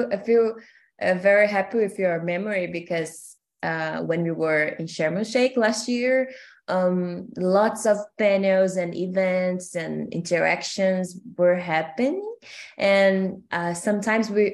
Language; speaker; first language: English; non-native, fluent; Portuguese